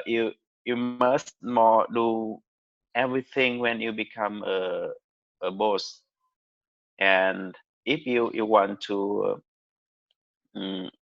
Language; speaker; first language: English; non-native, learner; Vietnamese